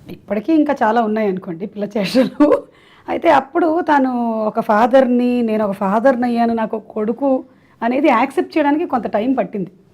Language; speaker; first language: Telugu; non-native, local second language; Malayalam